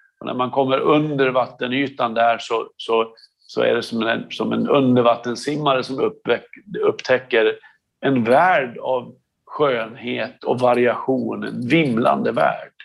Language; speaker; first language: Swedish; native; Swedish